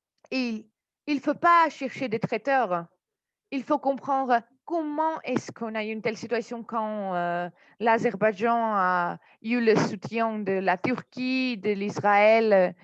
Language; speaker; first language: French; non-native, fluent; Armenian